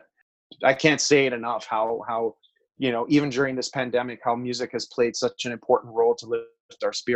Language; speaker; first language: English; native; English